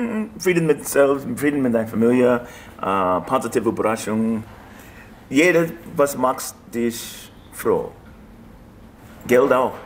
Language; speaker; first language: German; non-native, learner; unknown